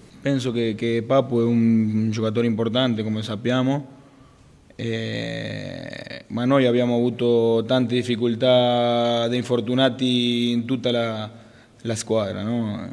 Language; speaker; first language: Italian; non-native, fluent; Spanish